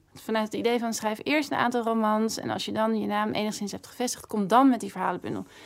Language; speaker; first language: Dutch; native; Dutch